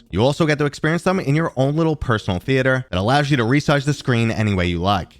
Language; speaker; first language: English; native; English